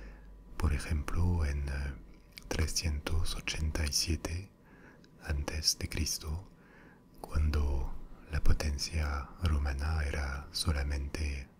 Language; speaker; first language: Spanish; non-native, fluent; French